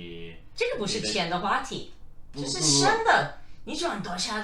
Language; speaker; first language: Chinese; non-native, fluent; English